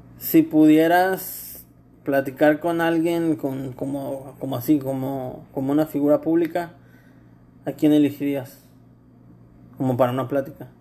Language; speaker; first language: Spanish; native; Spanish